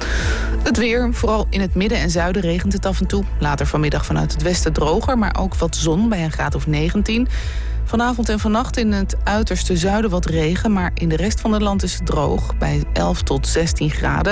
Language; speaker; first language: Dutch; native; Dutch